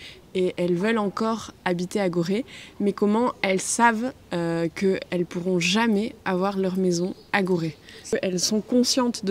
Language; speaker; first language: French; native; French